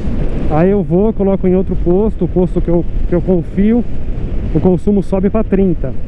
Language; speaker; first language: Portuguese; native; Portuguese